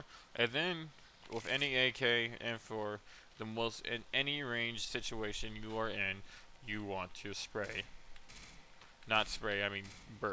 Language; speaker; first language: English; native; English